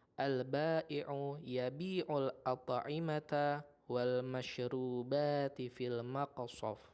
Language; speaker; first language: Arabic; non-native, fluent; Indonesian